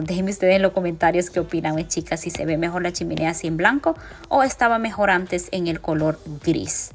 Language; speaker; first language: Spanish; native; Spanish